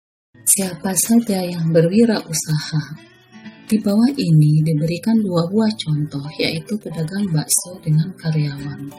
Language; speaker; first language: Indonesian; native; Indonesian